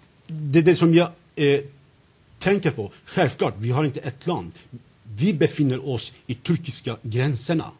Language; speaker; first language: Swedish; non-native, fluent; Zaza